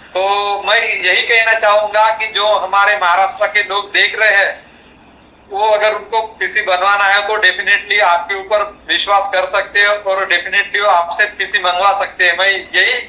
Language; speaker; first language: Hindi; non-native, local second language; Marathi